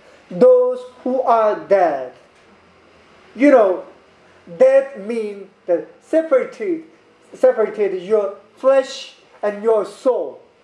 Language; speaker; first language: English; non-native, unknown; Korean